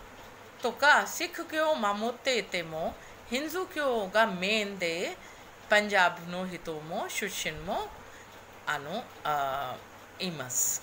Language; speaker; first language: Japanese; non-native, fluent; Hindi